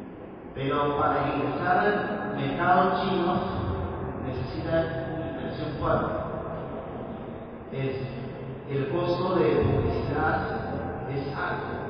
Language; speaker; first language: Spanish; non-native, learner; Chinese